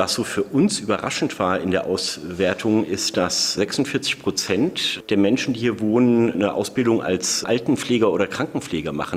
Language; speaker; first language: German; native; German